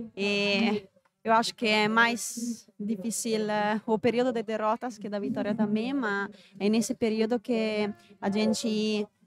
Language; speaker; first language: Portuguese; non-native, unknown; Italian